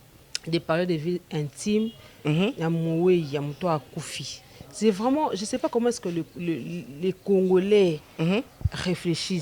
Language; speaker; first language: French; non-native, local second language; Lingala